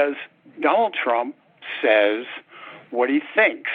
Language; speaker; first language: English; native; English